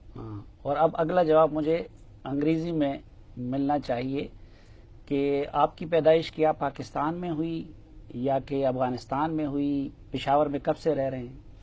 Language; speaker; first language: Urdu; non-native, local second language; Pashto